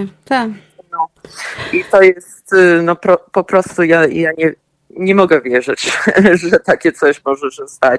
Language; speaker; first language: Polish; early bilingual, heritage; Polish